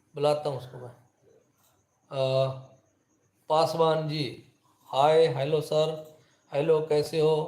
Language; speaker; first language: Hindi; native; Hindi